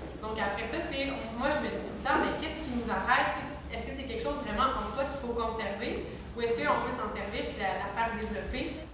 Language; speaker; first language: French; native; French